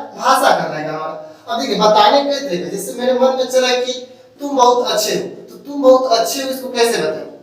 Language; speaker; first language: Hindi; native; Hindi